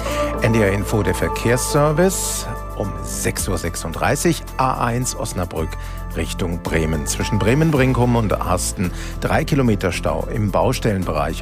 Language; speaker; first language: German; native; German